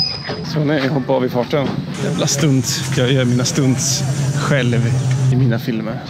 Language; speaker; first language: Swedish; native; Swedish